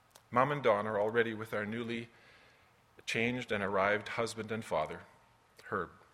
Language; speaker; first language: English; early bilingual, other home language; German